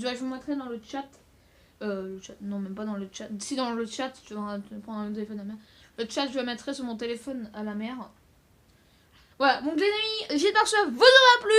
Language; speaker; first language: French; native; French